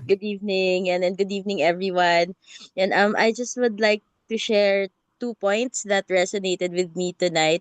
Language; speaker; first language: English; non-native, fluent; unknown